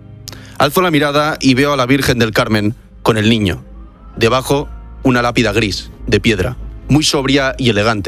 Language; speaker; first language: Spanish; native; Spanish